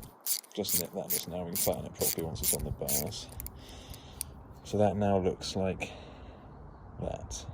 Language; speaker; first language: English; native; English